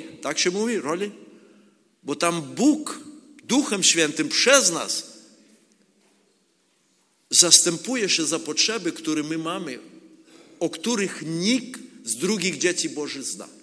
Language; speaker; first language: Polish; non-native, learner; Ukrainian